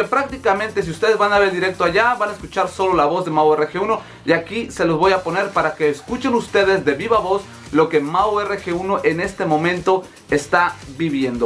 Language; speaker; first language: Spanish; native; Spanish